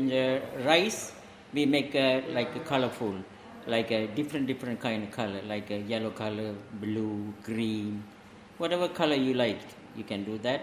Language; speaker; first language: English; non-native, local second language; Tamil